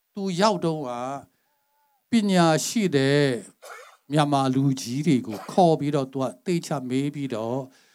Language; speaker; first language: Burmese; non-native, local second language; Tedim Chin